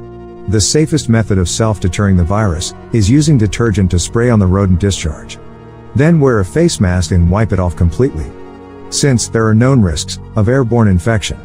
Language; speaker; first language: English; non-native, fluent; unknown